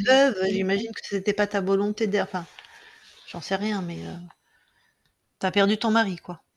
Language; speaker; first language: French; native; French